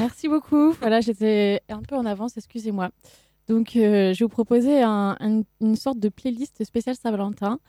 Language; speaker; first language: French; native; French